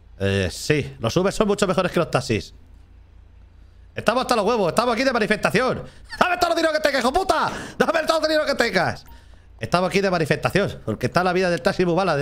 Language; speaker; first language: Spanish; native; Spanish